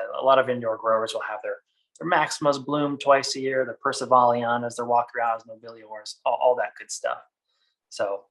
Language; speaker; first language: English; native; English